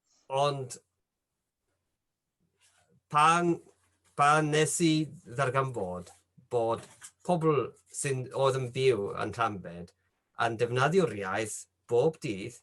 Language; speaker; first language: Welsh; non-native, fluent; Japanese